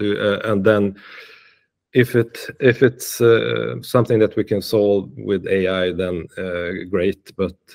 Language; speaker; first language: English; non-native, fluent; Swedish